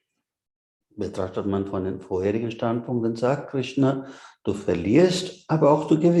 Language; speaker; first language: German; non-native, fluent; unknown